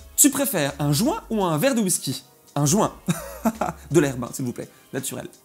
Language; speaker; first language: French; native; French